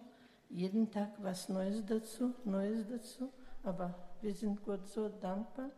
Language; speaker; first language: German; early bilingual, heritage; German